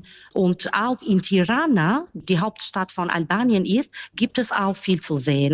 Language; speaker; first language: German; non-native, fluent; Albanian